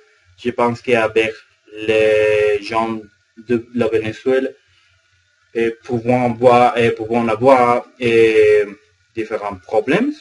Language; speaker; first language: French; non-native, learner; Spanish